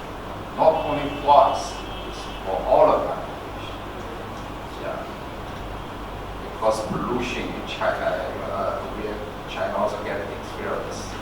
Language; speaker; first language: English; non-native, learner; Chinese